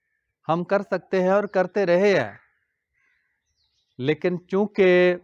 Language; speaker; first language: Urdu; non-native, local second language; Punjabi